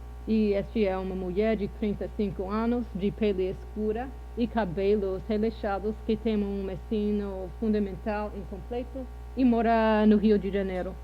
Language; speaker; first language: Portuguese; non-native, fluent; English